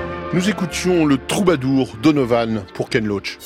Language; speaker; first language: French; native; French